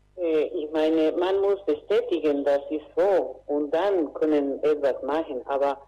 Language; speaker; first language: German; non-native, fluent; Spanish